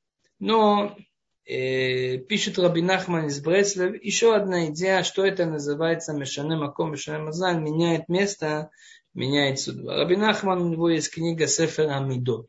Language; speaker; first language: Russian; non-native, fluent; Hebrew